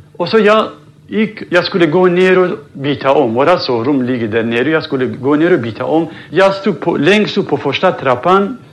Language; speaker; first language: Swedish; non-native, fluent; Central Kurdish